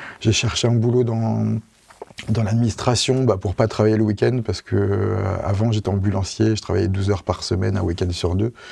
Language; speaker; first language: French; native; French